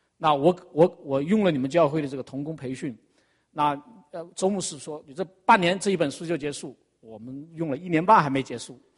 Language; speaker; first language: Chinese; native; Chinese